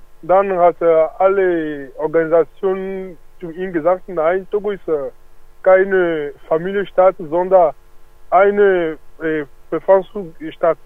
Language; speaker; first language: German; non-native, learner; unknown